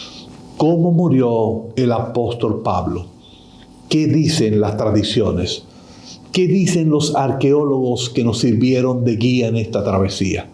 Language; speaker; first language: Spanish; native; Spanish